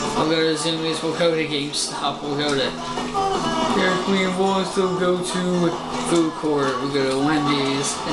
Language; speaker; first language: English; native; English